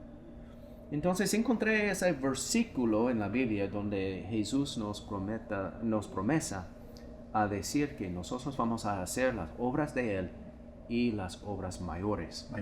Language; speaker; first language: Spanish; non-native, fluent; English